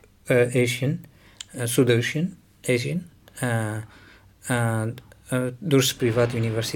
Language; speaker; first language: German; non-native, learner; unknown